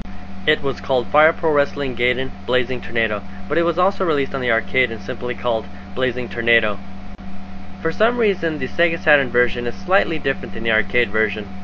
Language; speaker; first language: English; native; English